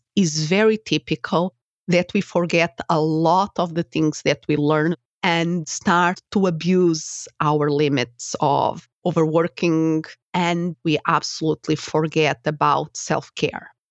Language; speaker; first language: English; non-native, fluent; Portuguese